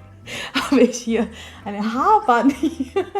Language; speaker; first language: German; non-native, learner; Korean